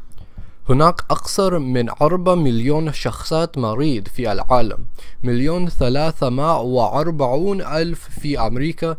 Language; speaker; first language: Arabic; non-native, learner; English